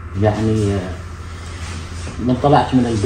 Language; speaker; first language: Arabic; native; Arabic